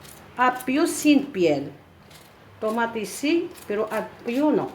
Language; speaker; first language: Spanish; non-native, learner; Arabic